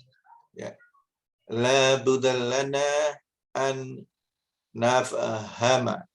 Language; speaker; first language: Arabic; non-native, learner; Indonesian